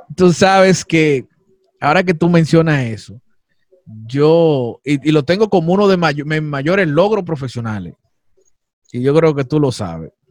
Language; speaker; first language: Spanish; native; Spanish